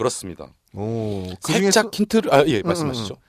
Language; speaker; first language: Korean; native; Korean